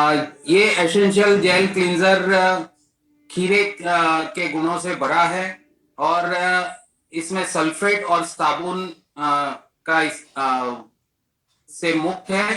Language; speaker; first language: Hindi; native; Hindi